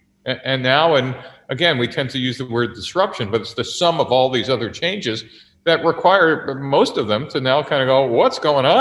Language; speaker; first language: English; native; English